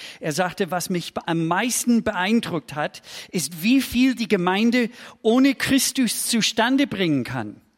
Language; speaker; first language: German; non-native, fluent; English